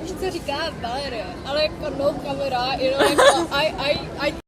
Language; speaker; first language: Czech; non-native, learner; Ukrainian